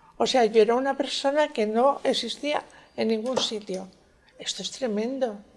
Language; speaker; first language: Spanish; native; Spanish